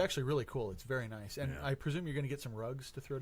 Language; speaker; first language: English; native; English